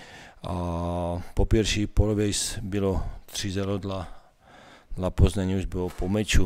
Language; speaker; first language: Polish; non-native, learner; Czech